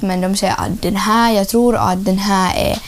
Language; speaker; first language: Swedish; non-native, learner; Ukrainian